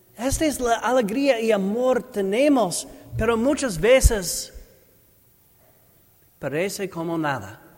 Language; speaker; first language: Spanish; non-native, learner; English